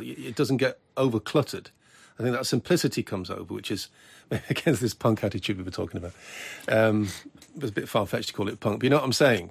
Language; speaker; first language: English; native; English